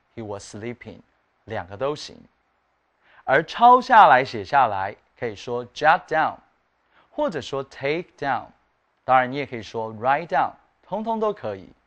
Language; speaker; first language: Chinese; native; Chinese